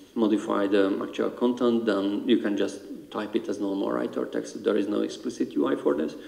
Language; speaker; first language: English; non-native, fluent; Hungarian